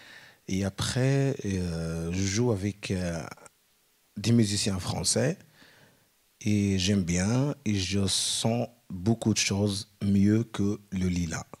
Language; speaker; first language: French; non-native, learner; Arabic